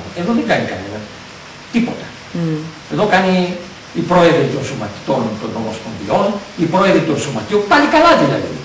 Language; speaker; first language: Greek; native; Greek